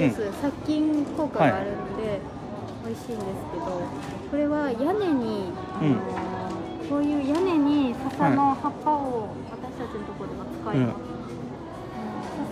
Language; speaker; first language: Japanese; native; Japanese